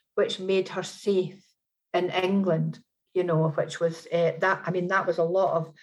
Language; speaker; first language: English; native; English